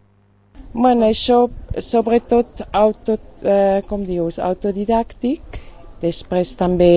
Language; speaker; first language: Catalan; non-native, fluent; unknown